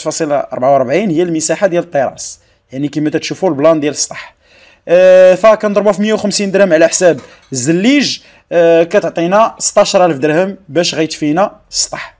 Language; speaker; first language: Arabic; native; Arabic